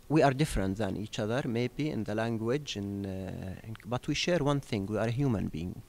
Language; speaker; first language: English; non-native, learner; Arabic